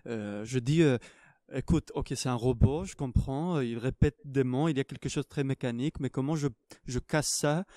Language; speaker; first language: French; non-native, fluent; Hebrew